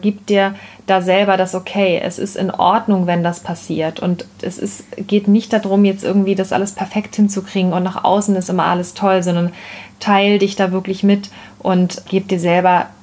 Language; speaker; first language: German; native; German